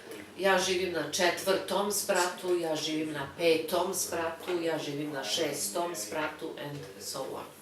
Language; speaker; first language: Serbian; non-native, fluent; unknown